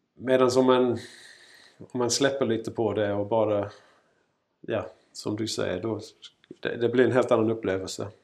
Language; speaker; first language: Swedish; non-native, fluent; English